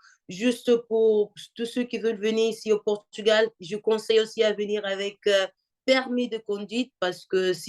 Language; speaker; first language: French; non-native, fluent; Portuguese